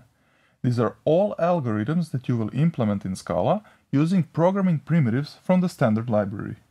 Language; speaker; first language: English; non-native, fluent; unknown